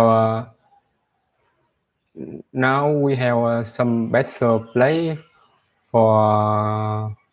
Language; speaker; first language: English; non-native, learner; Vietnamese